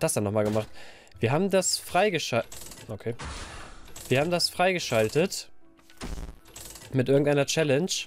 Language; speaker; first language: German; native; German